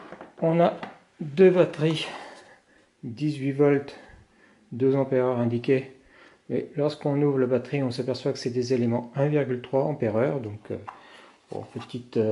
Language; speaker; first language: French; native; French